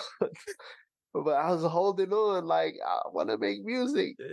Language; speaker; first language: English; early bilingual, other home language; Haitian Creole